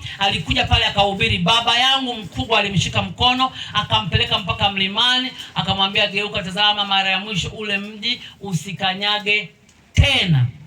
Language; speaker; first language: Swahili; native; Swahili